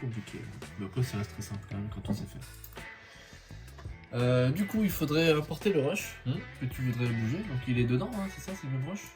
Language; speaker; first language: French; native; French